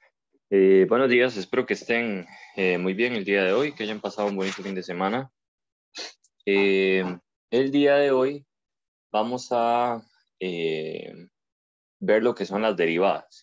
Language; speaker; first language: Spanish; native; Spanish